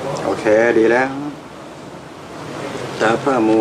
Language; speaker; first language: Thai; native; Thai